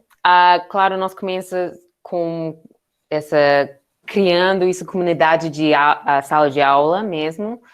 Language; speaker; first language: Portuguese; non-native, learner; English